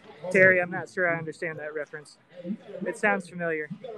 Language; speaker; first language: English; native; English